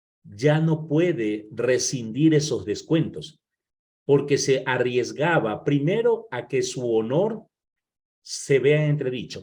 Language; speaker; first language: Spanish; native; Spanish